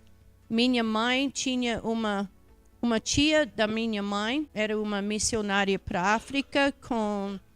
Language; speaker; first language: Portuguese; non-native, fluent; English